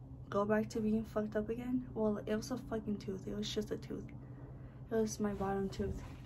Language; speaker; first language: English; early bilingual, other home language; Spanish